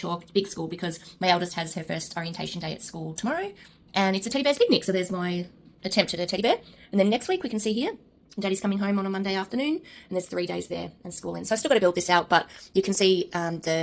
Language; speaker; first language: English; native; English